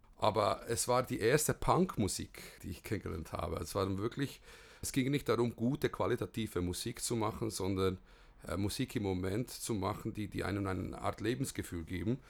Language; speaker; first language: German; early bilingual, other home language; Bosnian